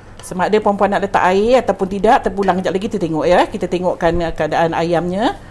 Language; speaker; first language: Malay; native; Malay